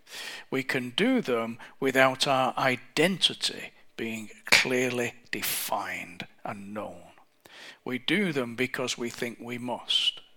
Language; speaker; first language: English; native; English